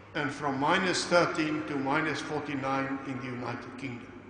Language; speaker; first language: English; non-native, local second language; Afrikaans